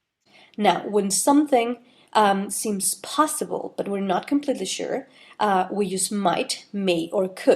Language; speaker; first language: English; non-native, fluent; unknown